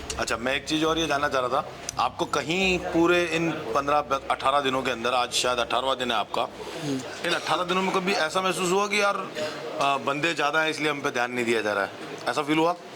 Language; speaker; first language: Hindi; native; Hindi